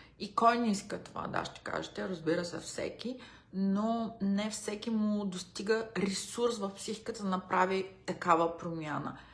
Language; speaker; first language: Bulgarian; early bilingual, heritage; Bulgarian